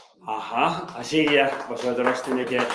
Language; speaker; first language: Spanish; non-native, learner; Tibetan